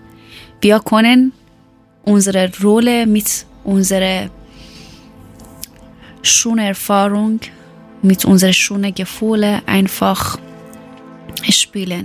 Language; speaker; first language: German; non-native, learner; Persian